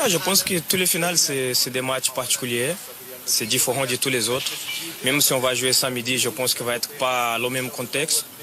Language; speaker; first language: French; non-native, fluent; Portuguese